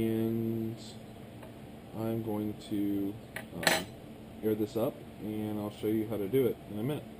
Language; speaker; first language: English; native; English